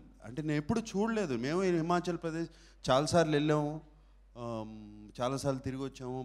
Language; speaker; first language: Telugu; native; Telugu